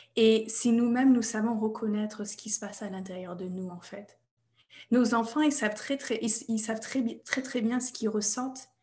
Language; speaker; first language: French; non-native, fluent; English